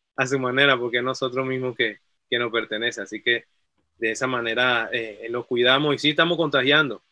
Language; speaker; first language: Spanish; native; Spanish